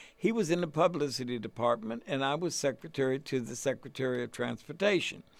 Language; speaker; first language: English; native; English